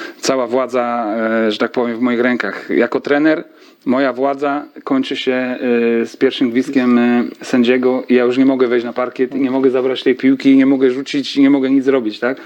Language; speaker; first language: Polish; native; Polish